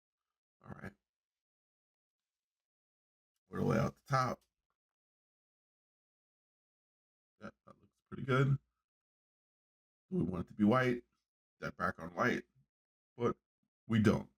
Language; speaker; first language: English; native; English